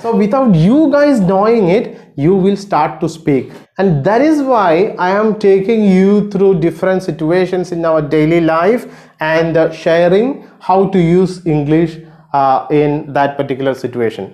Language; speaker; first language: English; non-native, local second language; Malayalam